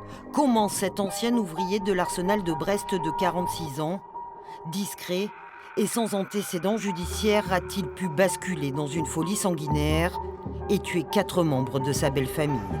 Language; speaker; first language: French; native; French